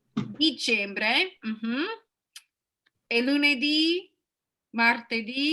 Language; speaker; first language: Italian; non-native, fluent; English